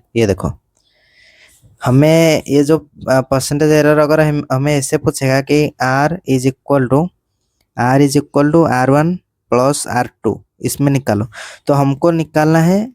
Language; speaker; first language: Hindi; native; Hindi